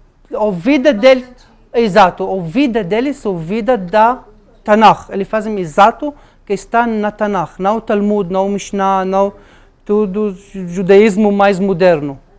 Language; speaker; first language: Portuguese; non-native, fluent; Arabic